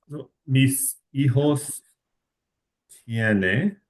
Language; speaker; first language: Spanish; non-native, learner; English